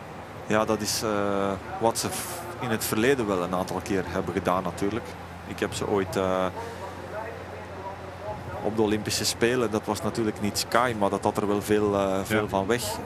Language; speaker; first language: Dutch; native; Dutch